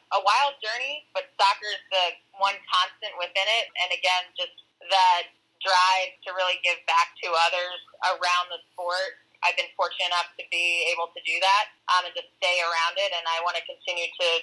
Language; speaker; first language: English; native; English